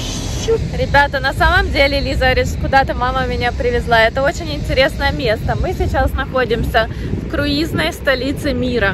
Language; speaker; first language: Russian; native; Russian